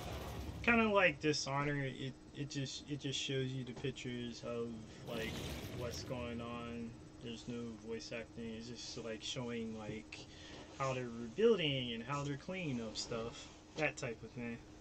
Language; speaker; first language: English; native; English